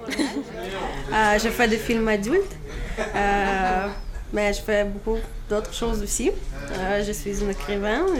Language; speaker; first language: French; non-native, fluent; Russian